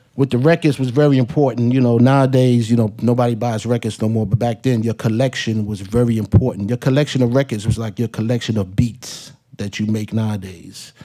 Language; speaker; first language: English; native; English